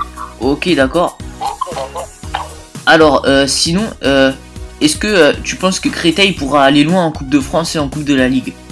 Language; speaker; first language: French; native; French